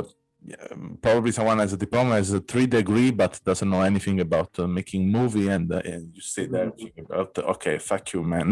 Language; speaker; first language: English; non-native, fluent; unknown